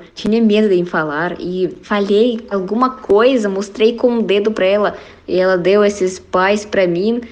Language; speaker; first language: Portuguese; non-native, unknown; Russian